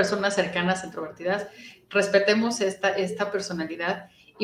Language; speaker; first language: Spanish; native; Spanish